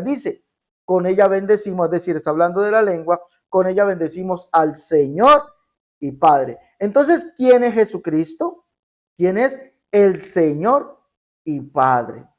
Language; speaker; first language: Spanish; native; Spanish